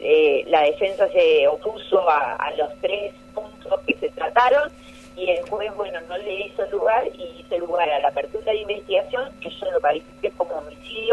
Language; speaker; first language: Spanish; native; Spanish